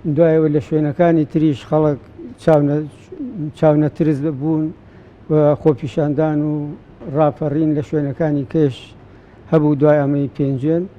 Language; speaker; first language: Central Kurdish; native; Central Kurdish